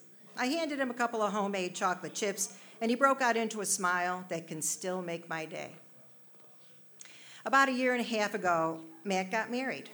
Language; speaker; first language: English; native; English